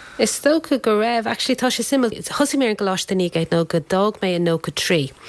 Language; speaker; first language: Irish; non-native, local second language; English